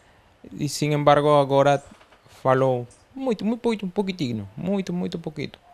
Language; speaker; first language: Portuguese; non-native, learner; Spanish